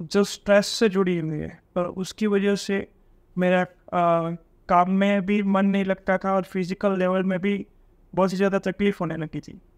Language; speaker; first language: Hindi; non-native, local second language; Gujarati